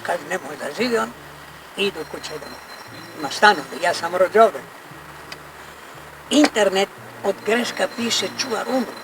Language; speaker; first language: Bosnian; early bilingual, heritage; Bosnian